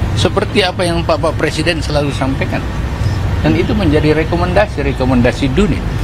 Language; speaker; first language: Indonesian; native; Indonesian